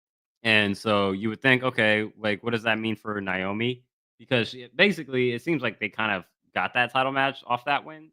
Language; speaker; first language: English; native; English